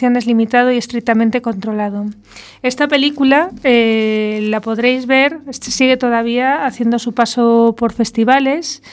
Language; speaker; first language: Spanish; native; Spanish